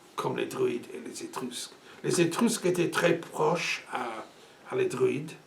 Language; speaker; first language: French; non-native, learner; English